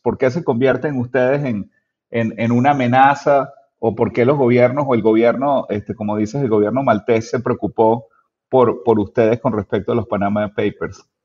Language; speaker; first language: Spanish; native; Spanish